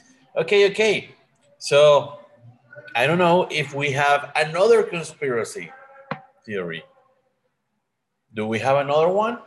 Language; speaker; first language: English; non-native, learner; Spanish